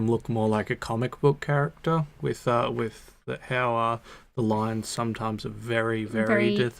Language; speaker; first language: English; native; English